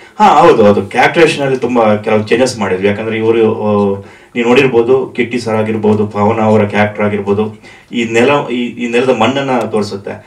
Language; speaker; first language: Kannada; native; Kannada